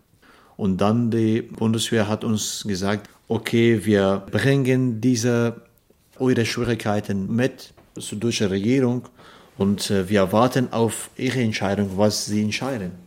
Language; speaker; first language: German; non-native, learner; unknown